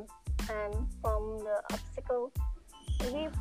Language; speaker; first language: English; non-native, learner; Indonesian